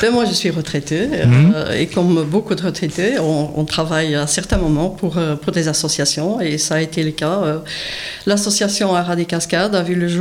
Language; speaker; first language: French; native; French